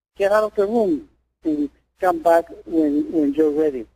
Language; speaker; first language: English; non-native, fluent; Spanish